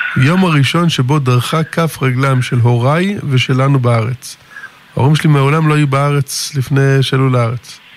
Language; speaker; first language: Hebrew; early bilingual, other home language; English